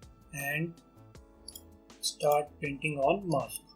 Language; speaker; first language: English; non-native, local second language; Hindi